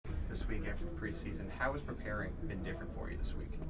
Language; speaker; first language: English; native; English